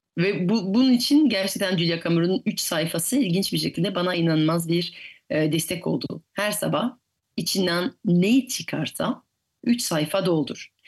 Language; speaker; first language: Turkish; non-native, fluent; French